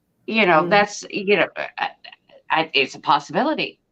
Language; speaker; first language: English; native; English